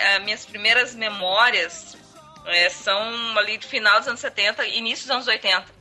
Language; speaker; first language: Portuguese; native; Portuguese